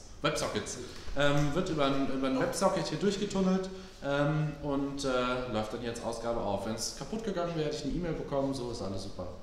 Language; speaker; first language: German; native; German